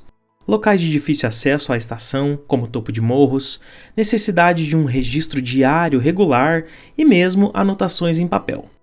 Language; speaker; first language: Portuguese; native; Portuguese